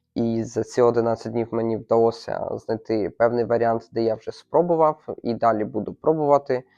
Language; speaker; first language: Ukrainian; native; Ukrainian